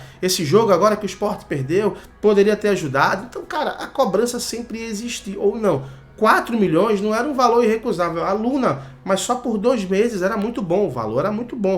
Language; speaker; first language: Portuguese; native; Portuguese